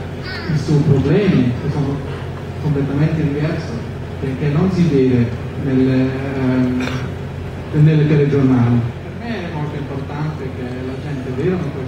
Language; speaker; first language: Italian; non-native, fluent; German